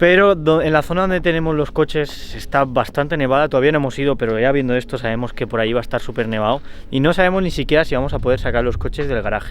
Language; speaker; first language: Spanish; native; Spanish